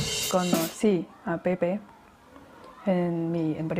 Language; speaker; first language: Spanish; non-native, learner; Chinese